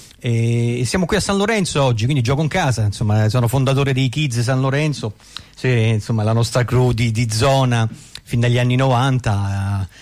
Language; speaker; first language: Italian; native; Italian